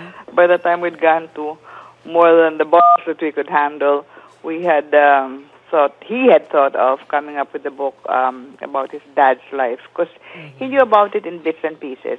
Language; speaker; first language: English; non-native, local second language; Filipino